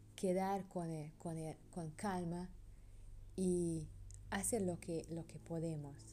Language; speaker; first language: Spanish; non-native, learner; Hungarian